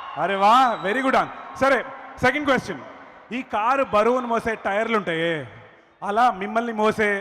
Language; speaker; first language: Telugu; native; Telugu